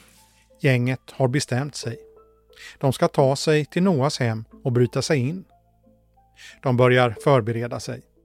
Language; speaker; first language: Swedish; native; Swedish